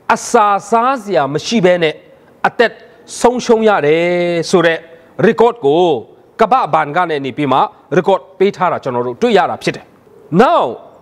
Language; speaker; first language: Burmese; non-native, local second language; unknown